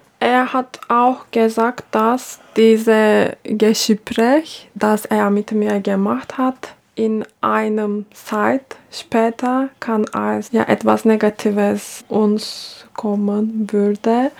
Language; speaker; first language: German; non-native, fluent; Turkish